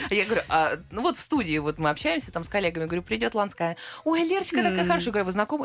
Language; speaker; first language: Russian; native; Russian